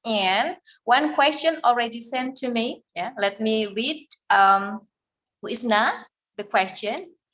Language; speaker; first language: English; non-native, fluent; Indonesian